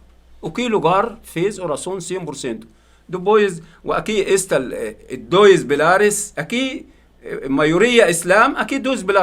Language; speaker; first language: Portuguese; non-native, learner; Arabic